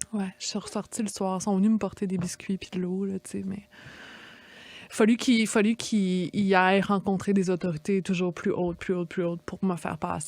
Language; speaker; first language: French; native; French